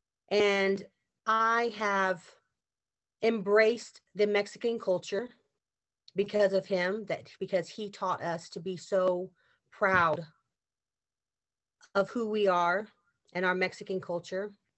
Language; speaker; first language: English; native; English